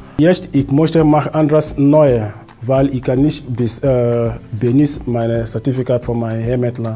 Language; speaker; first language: German; non-native, learner; Persian